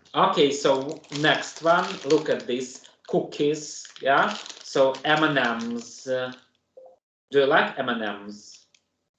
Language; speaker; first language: English; non-native, fluent; German